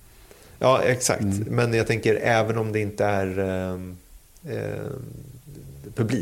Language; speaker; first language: Swedish; native; Swedish